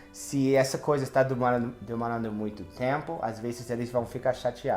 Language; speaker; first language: Portuguese; non-native, fluent; English